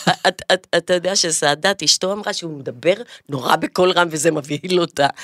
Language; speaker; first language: Hebrew; native; Hebrew